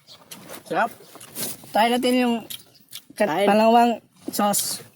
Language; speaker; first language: Filipino; non-native, local second language; Cebuano